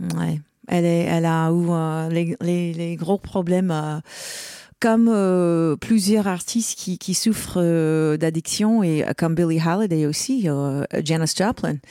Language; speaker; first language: French; non-native, learner; English